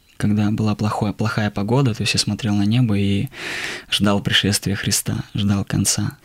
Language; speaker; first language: Russian; native; Russian